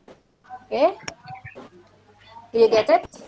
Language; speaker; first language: English; non-native, fluent; Indonesian